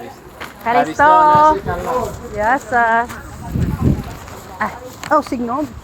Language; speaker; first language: Greek; non-native, learner; Filipino